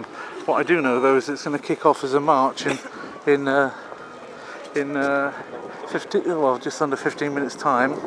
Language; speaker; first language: English; native; English